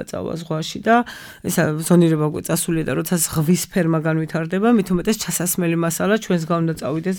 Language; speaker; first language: Georgian; native; Georgian